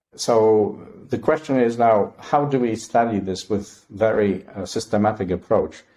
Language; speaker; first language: English; non-native, fluent; Polish